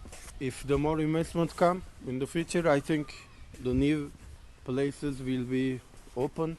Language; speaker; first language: English; non-native, learner; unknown